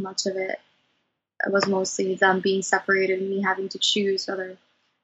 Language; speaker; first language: English; non-native, local second language; Cebuano